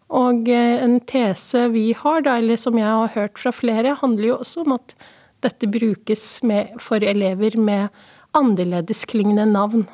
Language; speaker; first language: Norwegian; early bilingual, other home language; Somali